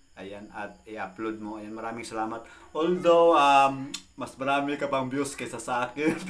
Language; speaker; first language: Filipino; non-native, local second language; Cebuano